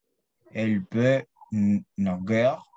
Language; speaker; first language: French; non-native, learner; Spanish